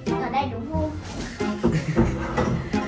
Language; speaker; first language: Vietnamese; native; Vietnamese